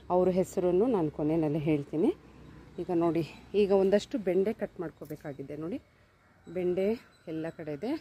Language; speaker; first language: Kannada; non-native, local second language; Telugu